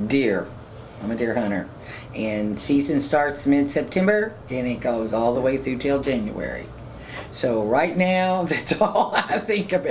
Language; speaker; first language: English; native; English